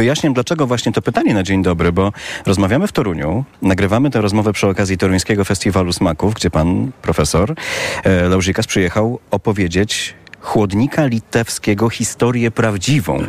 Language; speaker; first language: Polish; native; Polish